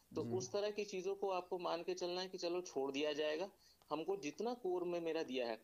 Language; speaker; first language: Hindi; native; Hindi